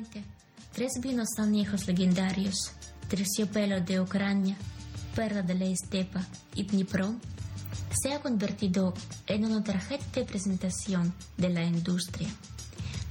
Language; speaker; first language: Spanish; non-native, fluent; Ukrainian